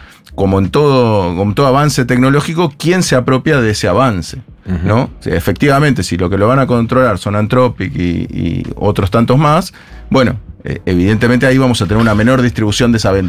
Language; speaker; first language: Spanish; native; Spanish